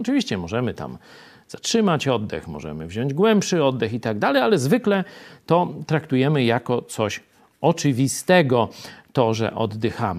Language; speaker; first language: Polish; native; Polish